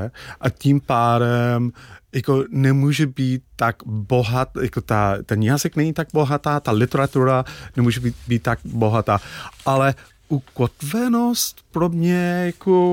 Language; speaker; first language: Czech; non-native, fluent; English